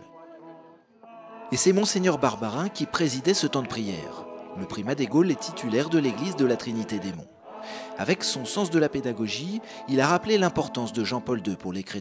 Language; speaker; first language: French; native; French